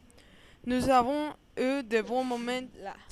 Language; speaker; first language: French; non-native, learner; Spanish